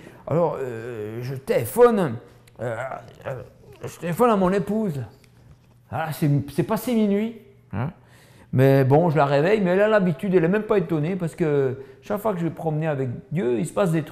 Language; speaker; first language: French; native; French